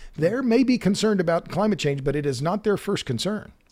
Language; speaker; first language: English; native; English